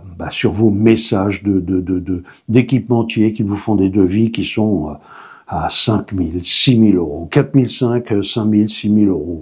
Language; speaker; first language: French; native; French